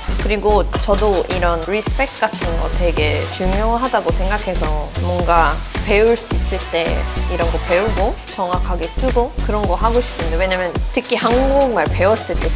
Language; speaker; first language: Korean; non-native, fluent; Swedish